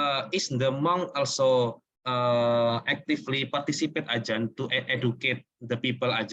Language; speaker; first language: English; non-native, learner; Indonesian